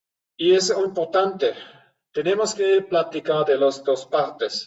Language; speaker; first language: Spanish; non-native, fluent; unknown